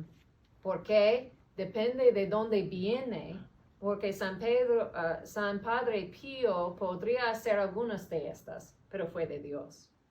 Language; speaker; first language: Spanish; non-native, learner; English